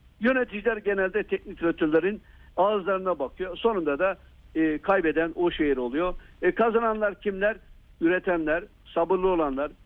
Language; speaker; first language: Turkish; native; Turkish